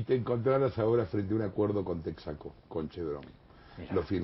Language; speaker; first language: Spanish; native; Spanish